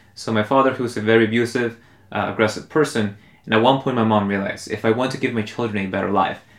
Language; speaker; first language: English; early bilingual, other home language; Spanish